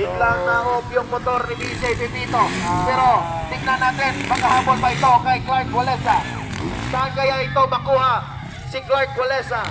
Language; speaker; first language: Filipino; non-native, local second language; Cebuano